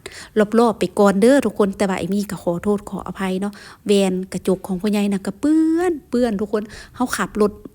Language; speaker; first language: Thai; non-native, local second language; Lao